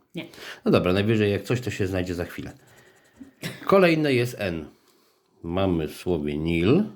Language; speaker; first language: Polish; native; Polish